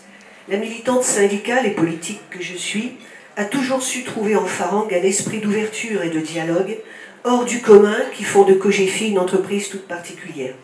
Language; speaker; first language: French; native; French